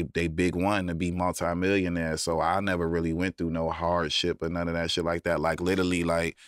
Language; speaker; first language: English; native; English